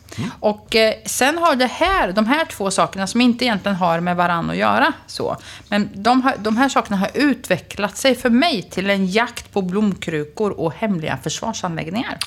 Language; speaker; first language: Swedish; native; Swedish